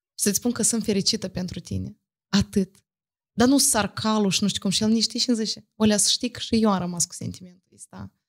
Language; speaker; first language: Romanian; native; Romanian